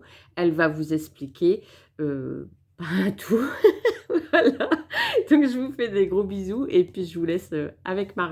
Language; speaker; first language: French; native; French